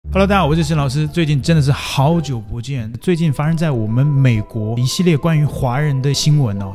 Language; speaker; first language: Chinese; native; Chinese